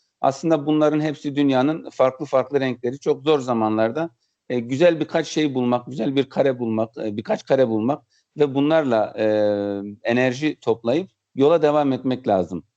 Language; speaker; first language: Turkish; native; Turkish